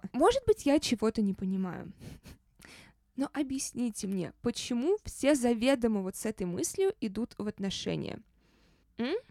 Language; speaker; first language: Russian; native; Russian